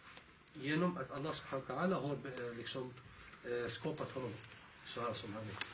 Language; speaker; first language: Swedish; early bilingual, other home language; Arabic